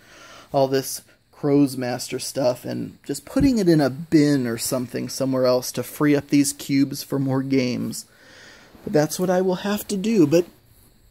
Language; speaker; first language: English; native; English